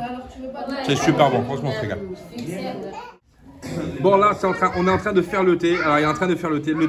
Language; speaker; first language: French; native; French